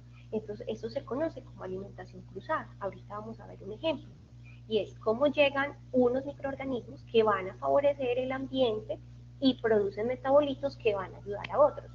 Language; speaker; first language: Spanish; native; Spanish